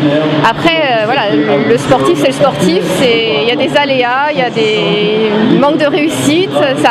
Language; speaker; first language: French; native; French